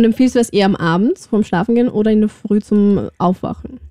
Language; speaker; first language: German; native; German